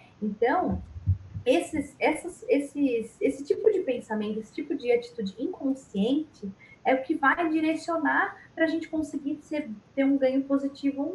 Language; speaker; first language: Portuguese; native; Portuguese